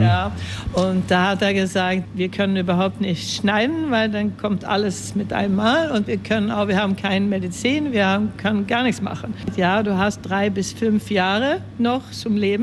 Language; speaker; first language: German; early bilingual, heritage; German